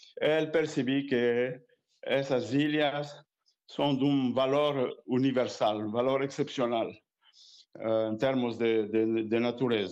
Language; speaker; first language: Portuguese; non-native, fluent; French